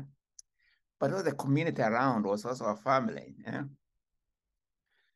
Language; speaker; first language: English; non-native, local second language; Kikuyu